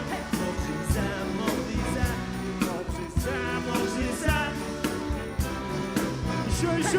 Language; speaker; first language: Russian; non-native, local second language; Bashkir